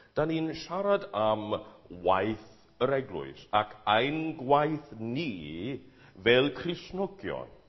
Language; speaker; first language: Welsh; non-native, fluent; English